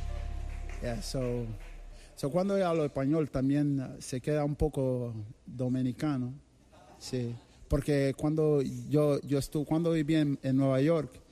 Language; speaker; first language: Spanish; non-native, fluent; English